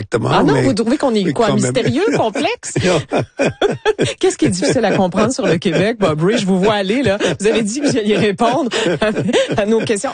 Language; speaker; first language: French; native; French